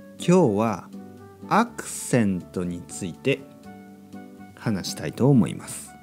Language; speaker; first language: Japanese; native; Japanese